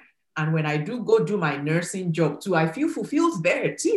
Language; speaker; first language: English; non-native, local second language; Yoruba